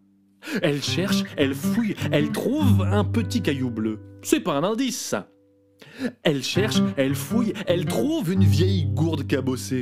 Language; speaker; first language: French; native; French